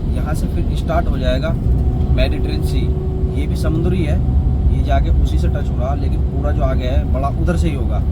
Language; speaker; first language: Hindi; native; Hindi